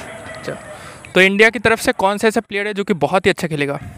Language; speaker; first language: Hindi; native; Hindi